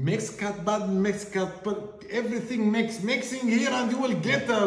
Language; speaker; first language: English; non-native, learner; Arabic